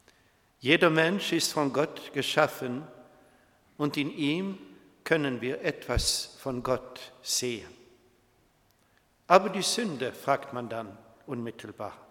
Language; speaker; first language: German; non-native, fluent; Swedish